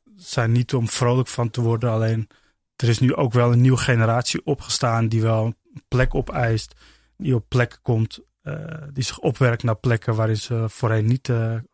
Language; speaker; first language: Dutch; early bilingual, other home language; Turkish